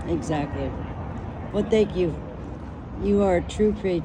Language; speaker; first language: English; native; English